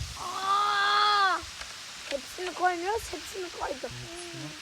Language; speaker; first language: Turkish; early bilingual, heritage; Turkish